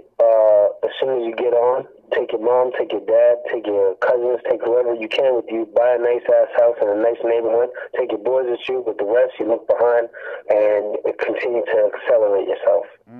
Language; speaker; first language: English; native; English